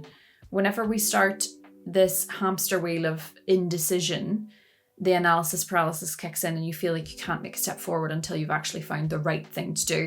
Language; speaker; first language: English; native; English